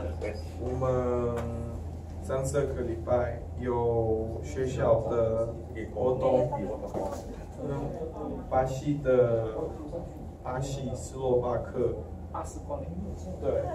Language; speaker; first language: Chinese; non-native, learner; Portuguese